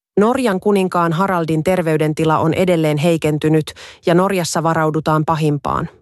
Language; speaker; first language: Finnish; native; Finnish